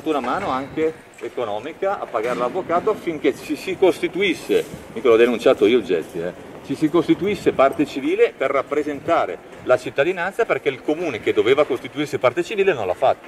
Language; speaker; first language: Italian; native; Italian